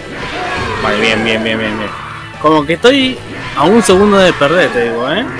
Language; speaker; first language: Spanish; native; Spanish